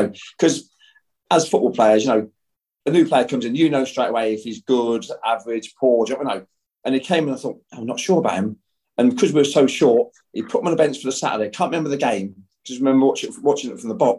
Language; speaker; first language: English; native; English